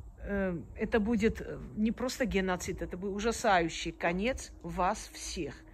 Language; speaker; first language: Russian; early bilingual, other home language; Armenian